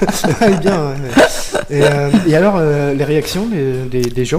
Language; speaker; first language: French; native; French